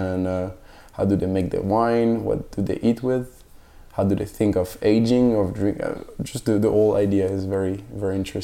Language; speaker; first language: English; non-native, fluent; French